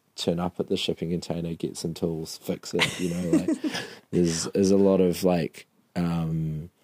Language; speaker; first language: English; native; English